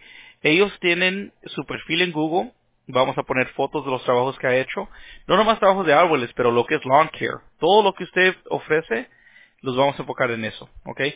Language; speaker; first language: Spanish; early bilingual, heritage; Spanish